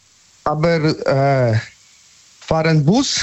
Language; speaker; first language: German; non-native, learner; Polish